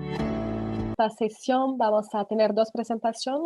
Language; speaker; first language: Spanish; non-native, fluent; French